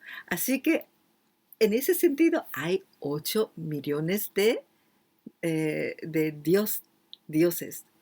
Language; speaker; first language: Spanish; non-native, fluent; Japanese